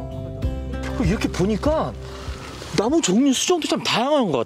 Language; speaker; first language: Korean; native; Korean